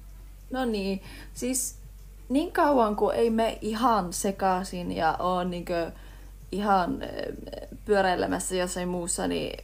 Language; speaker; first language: Finnish; early bilingual, heritage; Finnish